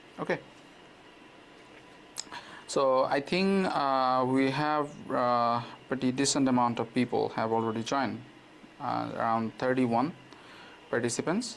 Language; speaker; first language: English; non-native, fluent; Bangla